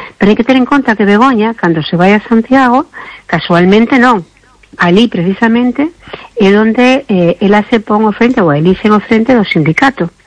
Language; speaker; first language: Galician; non-native, local second language; Spanish